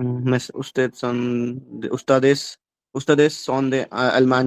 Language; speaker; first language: Spanish; non-native, learner; Hindi